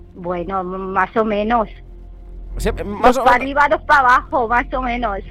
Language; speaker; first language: Spanish; non-native, fluent; Romanian